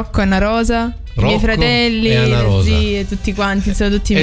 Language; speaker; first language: Italian; native; Italian